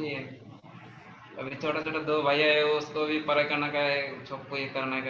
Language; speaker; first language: Hindi; non-native, local second language; Bangla